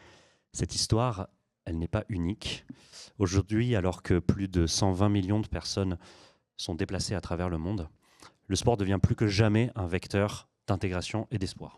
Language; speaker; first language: French; native; French